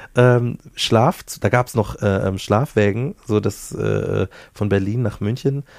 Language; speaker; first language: German; native; German